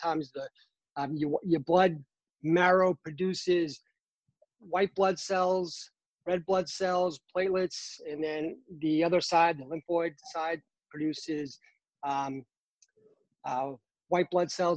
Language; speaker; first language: English; native; English